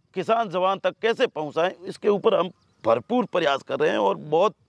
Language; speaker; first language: Hindi; native; Hindi